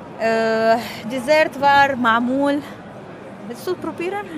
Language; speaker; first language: German; non-native, learner; Hebrew